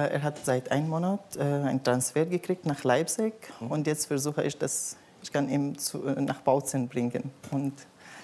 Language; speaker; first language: German; non-native, learner; Arabic